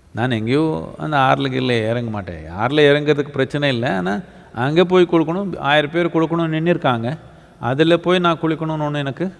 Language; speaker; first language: Tamil; native; Tamil